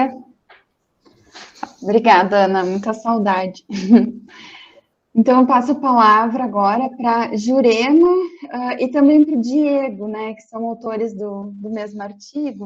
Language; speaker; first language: Portuguese; native; Portuguese